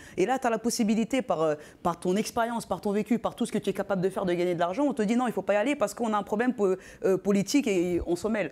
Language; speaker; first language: French; native; French